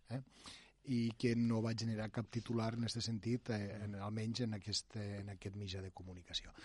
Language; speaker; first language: Catalan; native; Catalan